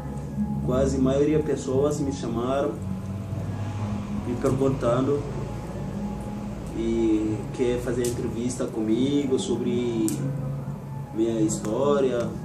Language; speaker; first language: Portuguese; non-native, learner; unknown